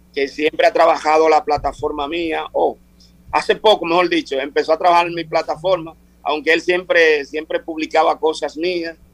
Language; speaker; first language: Spanish; native; Spanish